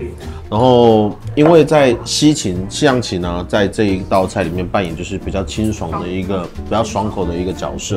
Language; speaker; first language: Chinese; native; Chinese